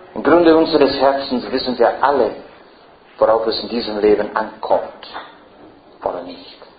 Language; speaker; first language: German; non-native, fluent; English